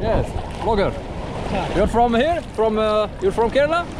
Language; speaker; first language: English; non-native, learner; French